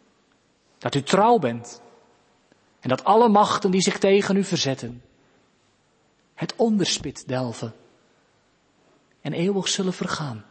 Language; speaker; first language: Dutch; native; Dutch